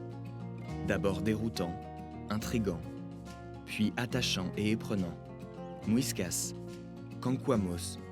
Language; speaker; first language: French; native; French